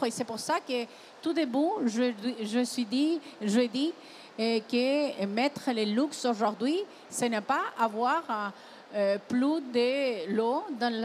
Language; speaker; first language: French; non-native, fluent; Spanish